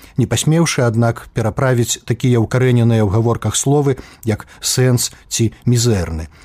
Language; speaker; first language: Belarusian; native; Belarusian